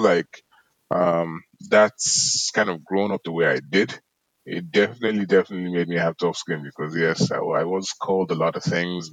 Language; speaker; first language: English; native; English